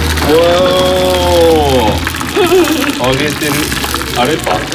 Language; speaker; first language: Japanese; native; Japanese